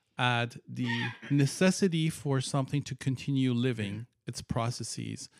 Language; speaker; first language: English; non-native, fluent; Persian